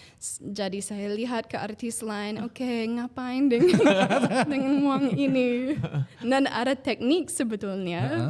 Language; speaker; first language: Indonesian; non-native, fluent; English